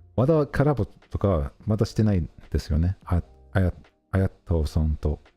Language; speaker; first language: Japanese; non-native, learner; English